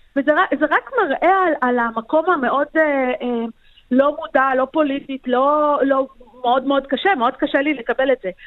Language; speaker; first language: Hebrew; non-native, local second language; Arabic